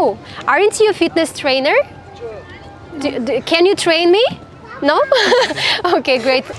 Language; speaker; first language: English; non-native, learner; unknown